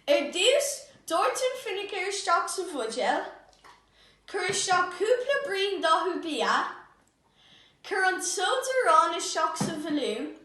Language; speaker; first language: Irish; non-native, local second language; English